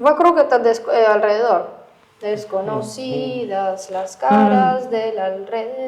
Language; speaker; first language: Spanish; non-native, fluent; Russian